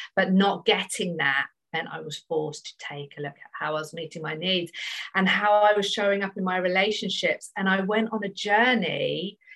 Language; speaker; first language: English; native; English